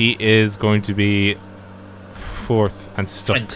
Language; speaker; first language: English; native; English